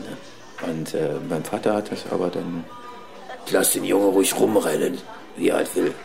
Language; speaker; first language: German; native; German